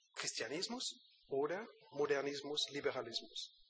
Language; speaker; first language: German; non-native, learner; French